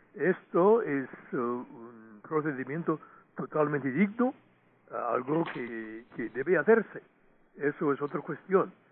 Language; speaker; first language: Spanish; non-native, fluent; English